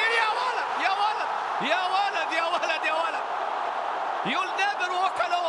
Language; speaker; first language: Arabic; native; Arabic